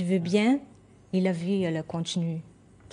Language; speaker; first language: French; non-native, fluent; Portuguese